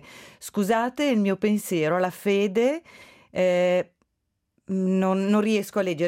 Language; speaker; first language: Italian; native; Italian